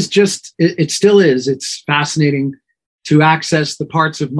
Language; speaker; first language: English; native; English